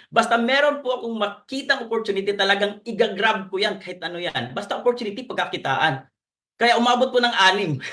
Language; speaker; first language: Filipino; non-native, local second language; Cebuano